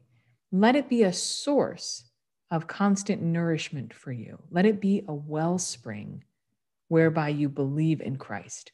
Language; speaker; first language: English; native; English